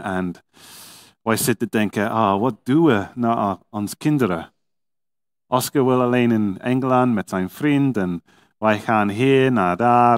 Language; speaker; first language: Dutch; non-native, learner; English